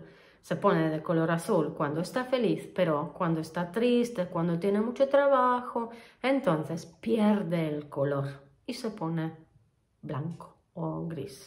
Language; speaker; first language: Spanish; non-native, fluent; Polish